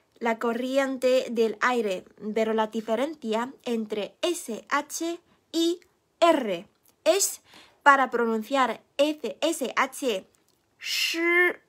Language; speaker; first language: Spanish; non-native, fluent; Chinese